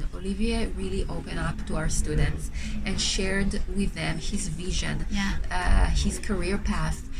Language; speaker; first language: English; non-native, fluent; Hebrew